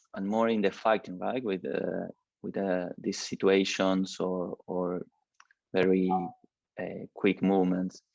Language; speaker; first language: English; non-native, learner; Spanish